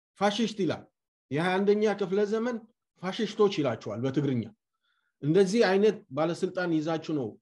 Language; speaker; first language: Amharic; non-native, local second language; Tigrinya